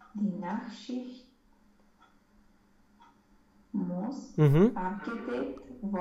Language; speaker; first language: German; non-native, learner; Romanian